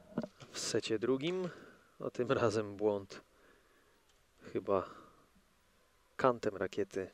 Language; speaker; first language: Polish; native; Polish